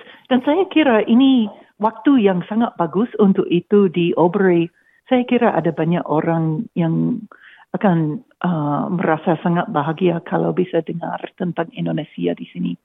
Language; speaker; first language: Indonesian; non-native, learner; English